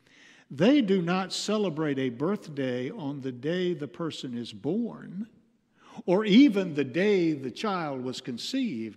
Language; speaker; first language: English; native; English